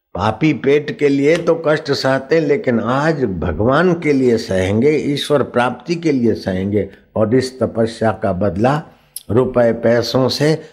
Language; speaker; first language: Hindi; non-native, local second language; Sindhi